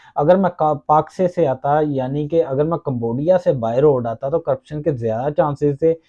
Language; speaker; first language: Urdu; non-native, local second language; Punjabi